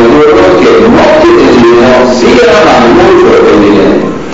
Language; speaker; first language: Spanish; native; Spanish